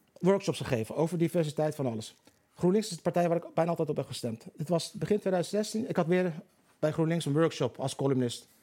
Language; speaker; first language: Dutch; early bilingual, other home language; Turkish